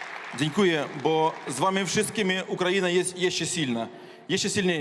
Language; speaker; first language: Polish; non-native, learner; Ukrainian